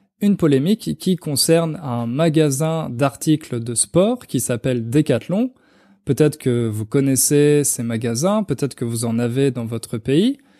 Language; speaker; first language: French; native; French